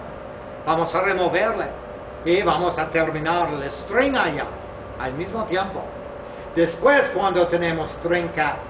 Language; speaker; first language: Spanish; non-native, fluent; English